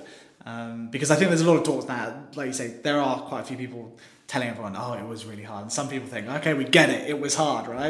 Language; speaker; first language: English; native; English